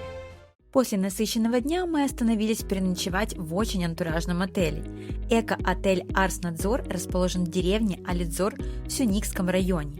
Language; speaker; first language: Russian; native; Russian